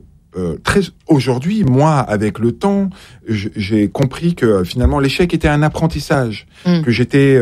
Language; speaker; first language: French; native; French